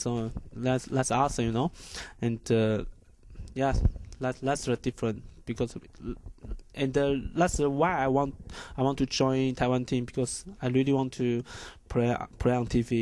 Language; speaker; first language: English; non-native, learner; Chinese